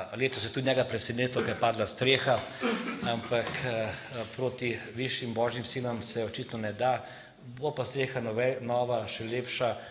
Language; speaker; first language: Slovenian; non-native, local second language; Serbian